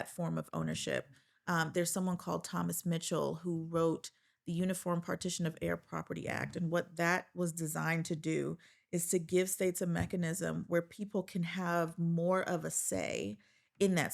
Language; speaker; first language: English; native; English